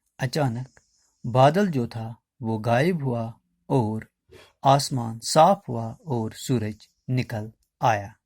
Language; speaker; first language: Urdu; non-native, local second language; Kashmiri